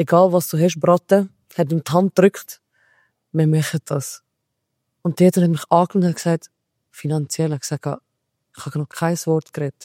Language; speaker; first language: German; early bilingual, other home language; Albanian